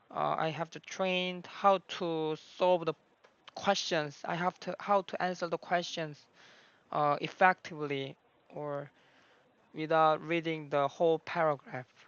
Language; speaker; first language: English; non-native, learner; Korean